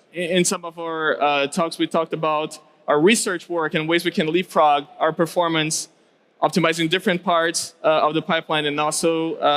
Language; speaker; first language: English; non-native, local second language; Portuguese